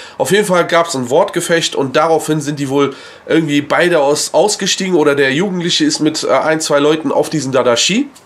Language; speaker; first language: German; early bilingual, other home language; Persian